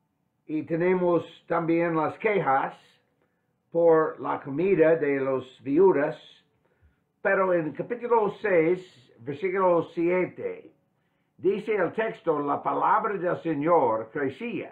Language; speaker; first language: Spanish; non-native, fluent; English